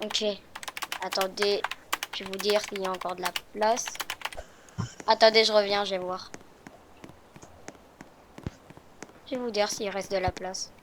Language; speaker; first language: French; native; French